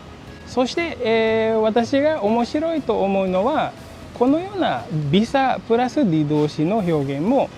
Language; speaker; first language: Japanese; non-native, fluent; Indonesian